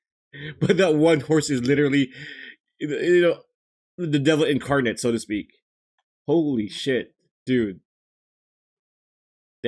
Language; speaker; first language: English; native; English